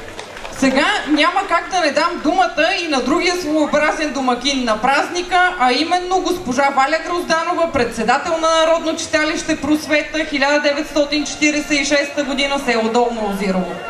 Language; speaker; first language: Bulgarian; native; Bulgarian